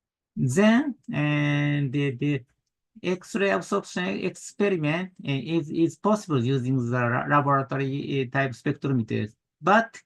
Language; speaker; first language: English; non-native, learner; Japanese